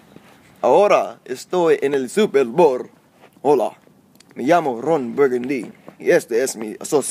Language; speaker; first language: Spanish; non-native, learner; English